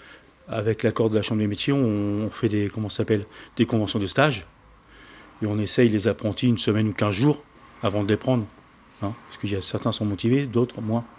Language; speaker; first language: French; native; French